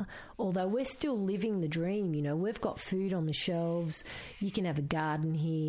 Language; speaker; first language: English; non-native, local second language; Croatian